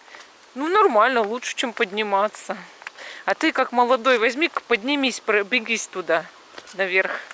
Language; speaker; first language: Russian; native; Russian